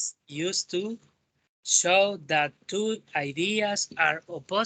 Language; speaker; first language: English; non-native, learner; Spanish